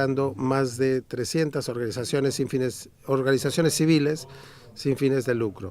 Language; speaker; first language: Spanish; native; Spanish